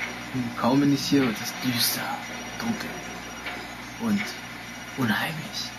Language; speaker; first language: German; native; German